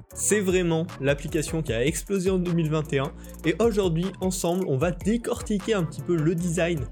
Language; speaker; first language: French; native; French